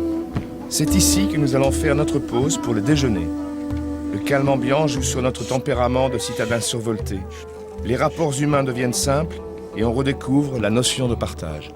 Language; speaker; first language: French; native; French